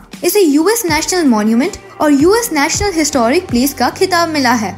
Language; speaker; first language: Hindi; native; Hindi